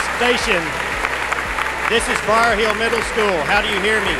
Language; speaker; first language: English; native; English